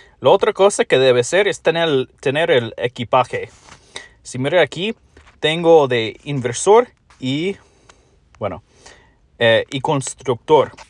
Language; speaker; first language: Spanish; non-native, learner; English